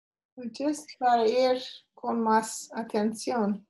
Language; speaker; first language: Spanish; non-native, learner; English